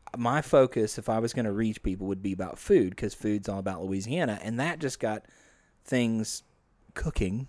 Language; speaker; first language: English; native; English